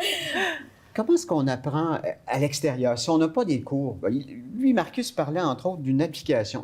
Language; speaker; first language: French; native; French